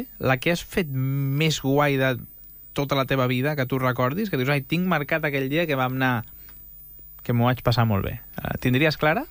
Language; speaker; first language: Catalan; native; Catalan